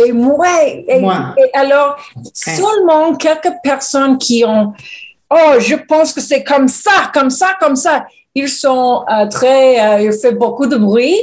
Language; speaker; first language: French; non-native, learner; English